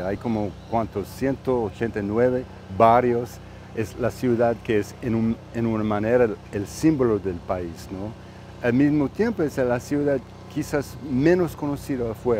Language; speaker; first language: Spanish; non-native, fluent; English